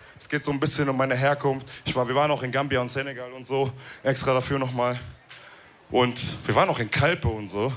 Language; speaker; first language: German; early bilingual, other home language; Wolof